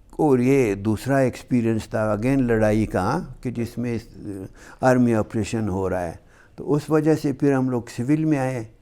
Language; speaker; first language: Urdu; non-native, local second language; Hazaragi